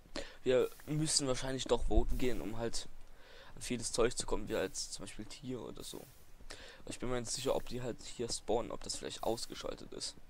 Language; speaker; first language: German; native; German